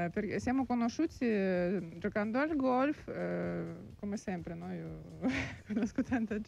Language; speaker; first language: Italian; non-native, learner; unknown